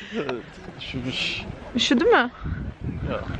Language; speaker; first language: Turkish; non-native, learner; Swedish